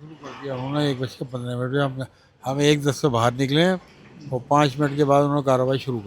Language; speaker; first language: Hindi; native; Hindi